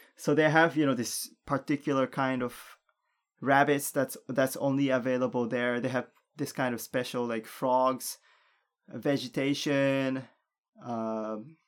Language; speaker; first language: English; non-native, fluent; Japanese